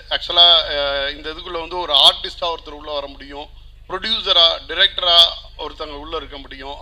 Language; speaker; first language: Tamil; native; Tamil